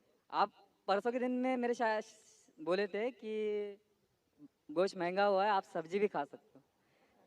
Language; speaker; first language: Hindi; non-native, local second language; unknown